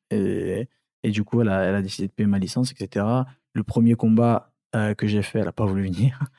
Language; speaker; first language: French; early bilingual, other home language; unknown